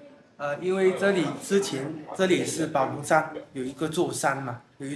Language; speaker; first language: Chinese; early bilingual, heritage; Chinese